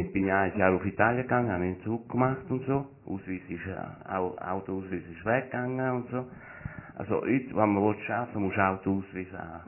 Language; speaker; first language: German; non-native, learner; Italian